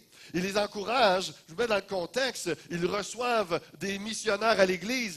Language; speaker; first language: French; native; French